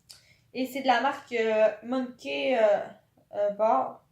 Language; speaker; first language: French; native; French